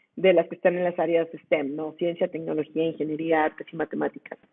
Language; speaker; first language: Spanish; native; Spanish